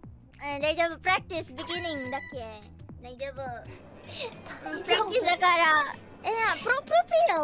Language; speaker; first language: Japanese; non-native, learner; Indonesian